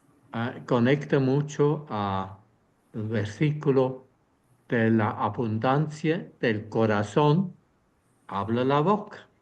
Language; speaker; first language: Spanish; non-native, fluent; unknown